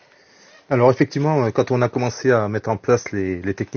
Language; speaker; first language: French; native; French